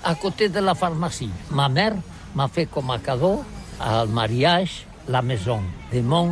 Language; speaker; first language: French; non-native, learner; Catalan